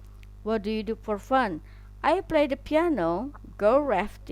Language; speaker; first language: English; non-native, fluent; Indonesian